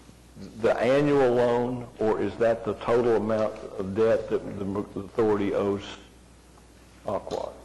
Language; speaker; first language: English; native; English